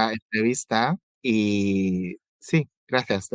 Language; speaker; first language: Spanish; non-native, fluent; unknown